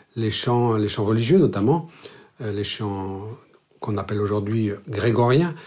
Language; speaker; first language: French; non-native, local second language; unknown